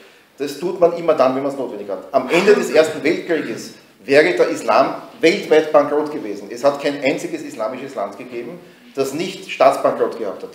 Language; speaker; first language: German; native; German